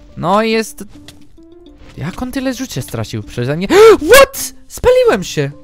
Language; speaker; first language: Polish; early bilingual, heritage; Polish